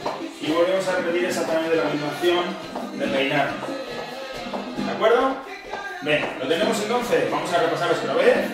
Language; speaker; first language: Spanish; native; Spanish